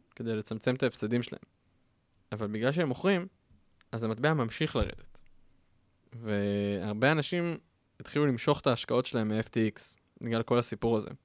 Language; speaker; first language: Hebrew; native; Hebrew